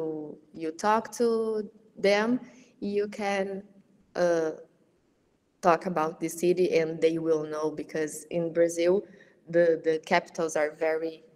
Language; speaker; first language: English; non-native, fluent; Portuguese